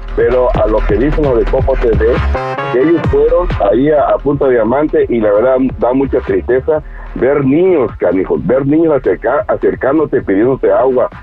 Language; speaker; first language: Spanish; native; Spanish